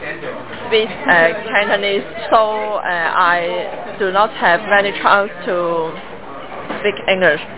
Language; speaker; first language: English; non-native, learner; Cantonese